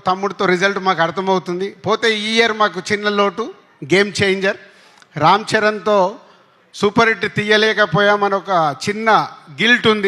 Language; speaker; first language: Telugu; native; Telugu